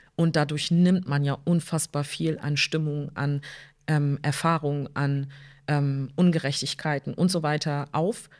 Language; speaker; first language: German; early bilingual, other home language; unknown